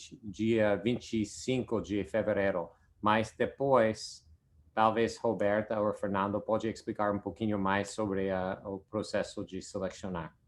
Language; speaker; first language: Portuguese; non-native, fluent; English